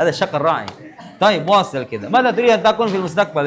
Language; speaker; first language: Arabic; non-native, fluent; Indonesian